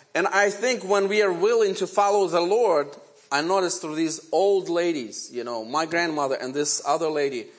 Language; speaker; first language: English; non-native, fluent; Ukrainian